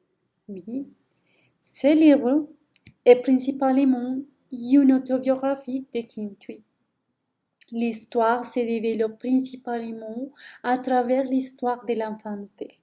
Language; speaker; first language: French; non-native, learner; Spanish